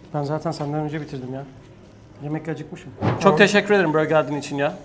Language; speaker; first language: Turkish; early bilingual, heritage; Turkish